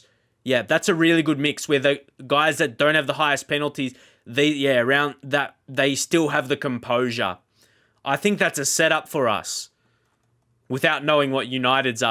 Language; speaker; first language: English; native; English